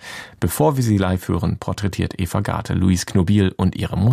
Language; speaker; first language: German; native; German